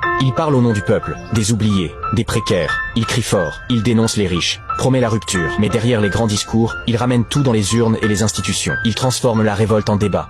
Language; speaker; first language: French; native; French